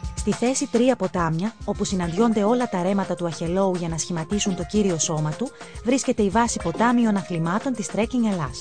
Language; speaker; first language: Greek; native; Greek